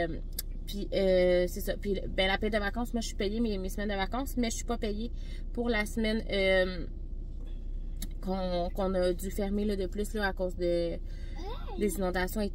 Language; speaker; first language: French; native; French